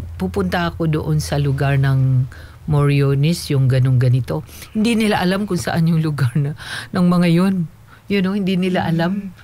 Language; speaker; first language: Filipino; non-native, local second language; Waray